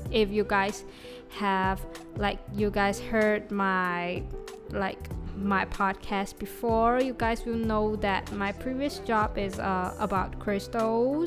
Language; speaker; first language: English; non-native, local second language; Chinese